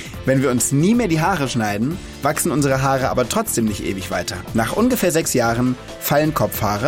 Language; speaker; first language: German; native; German